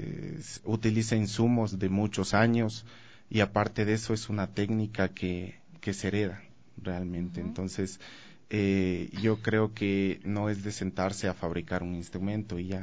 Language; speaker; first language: Spanish; native; Spanish